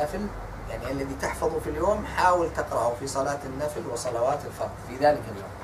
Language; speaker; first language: Arabic; native; Arabic